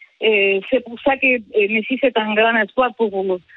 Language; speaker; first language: French; non-native, learner; Spanish